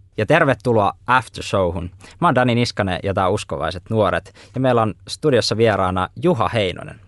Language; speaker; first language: Finnish; native; Finnish